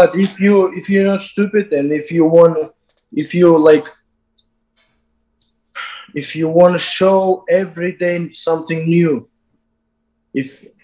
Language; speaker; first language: English; non-native, learner; Azerbaijani